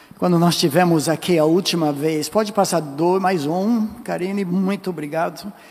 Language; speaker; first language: Portuguese; non-native, fluent; English